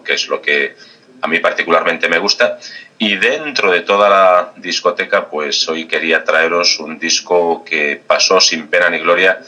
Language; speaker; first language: Spanish; native; Spanish